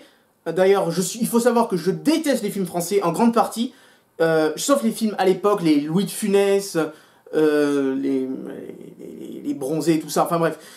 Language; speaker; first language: French; native; French